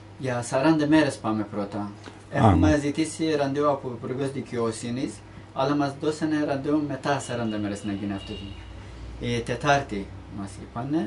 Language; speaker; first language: Greek; non-native, learner; Turkish